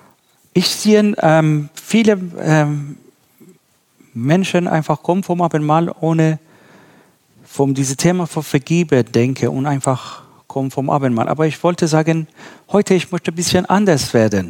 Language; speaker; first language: German; non-native, learner; Persian